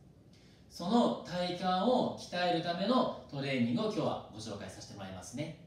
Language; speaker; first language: Japanese; native; Japanese